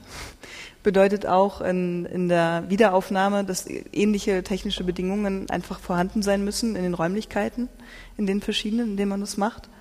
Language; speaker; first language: German; native; German